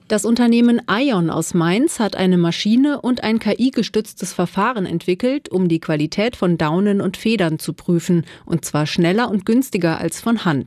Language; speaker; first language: German; native; German